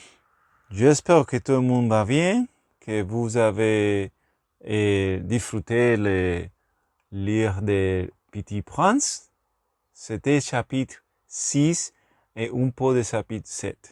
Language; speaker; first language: French; non-native, learner; Spanish